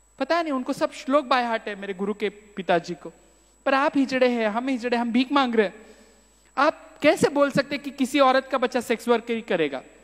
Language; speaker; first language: Hindi; non-native, local second language; Marathi